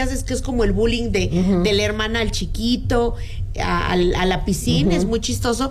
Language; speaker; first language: Spanish; native; Spanish